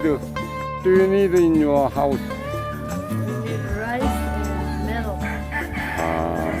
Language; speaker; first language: English; non-native, learner; Korean